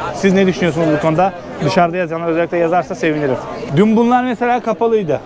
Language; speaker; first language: Turkish; native; Turkish